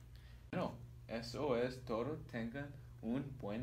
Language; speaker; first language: Spanish; non-native, learner; English